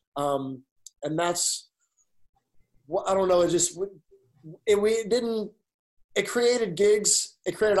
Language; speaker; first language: English; native; English